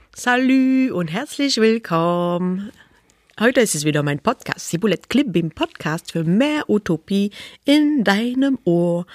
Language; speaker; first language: German; non-native, fluent; French